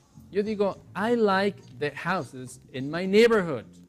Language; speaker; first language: English; non-native, fluent; Spanish